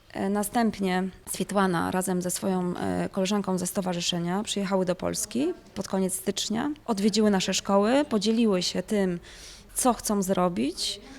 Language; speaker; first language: Polish; native; Polish